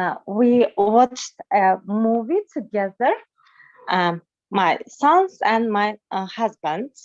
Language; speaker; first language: English; non-native, learner; Russian